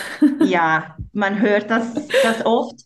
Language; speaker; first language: German; non-native, local second language; Hungarian